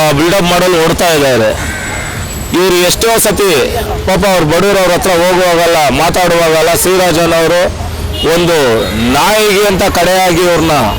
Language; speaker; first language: Kannada; native; Kannada